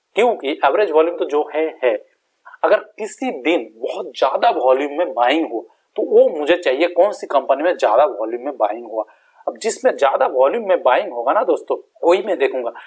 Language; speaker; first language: Hindi; non-native, local second language; Bangla